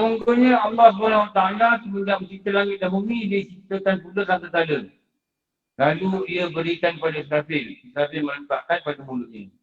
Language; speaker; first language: Malay; native; Malay